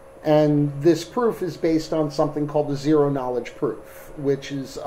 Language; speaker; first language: English; native; English